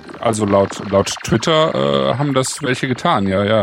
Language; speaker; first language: German; native; German